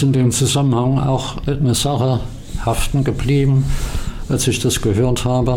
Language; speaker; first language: German; native; German